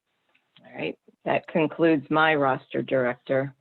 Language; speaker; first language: English; native; English